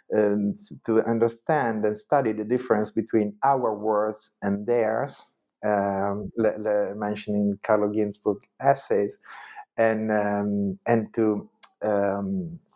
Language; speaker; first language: English; non-native, fluent; Italian